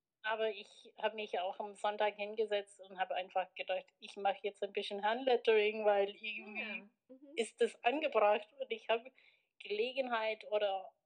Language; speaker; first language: German; non-native, fluent; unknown